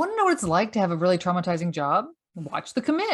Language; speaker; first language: English; native; English